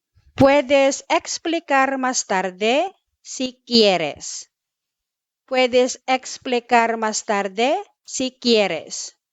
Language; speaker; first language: Spanish; non-native, fluent; Filipino